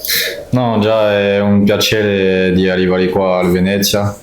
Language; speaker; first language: Italian; non-native, fluent; French